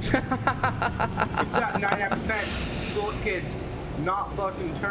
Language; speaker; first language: English; native; English